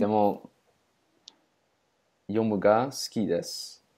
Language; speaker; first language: Japanese; non-native, learner; English